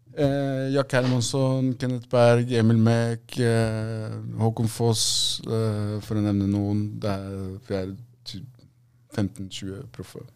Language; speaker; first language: Norwegian; early bilingual, other home language; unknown